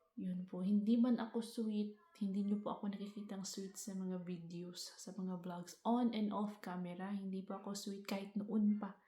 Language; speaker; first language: Filipino; non-native, local second language; Cebuano